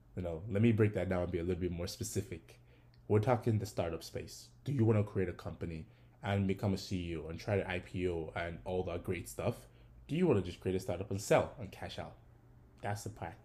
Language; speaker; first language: English; non-native, local second language; Yoruba